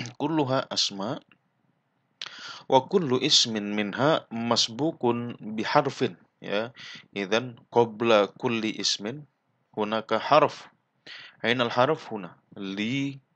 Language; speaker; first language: Arabic; non-native, fluent; Malay